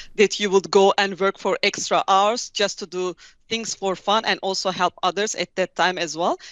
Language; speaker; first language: English; non-native, fluent; Turkish